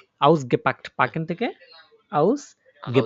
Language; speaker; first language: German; non-native, fluent; Bangla